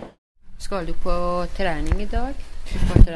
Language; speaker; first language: Norwegian; non-native, learner; Persian